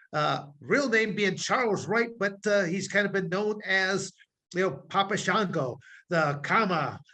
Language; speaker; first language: English; native; English